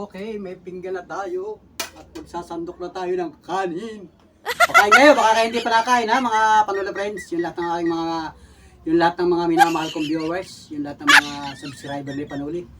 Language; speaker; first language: Filipino; native; Filipino